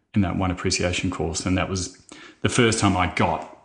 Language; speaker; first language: English; native; English